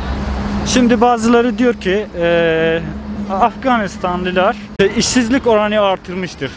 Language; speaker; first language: Turkish; non-native, fluent; Persian